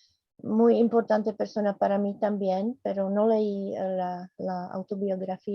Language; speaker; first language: Spanish; non-native, fluent; Czech